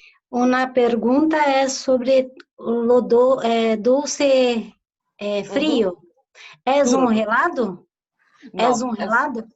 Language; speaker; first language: Spanish; non-native, learner; Portuguese